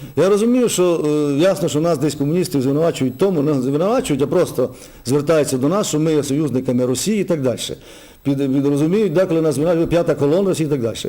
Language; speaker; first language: Ukrainian; native; Ukrainian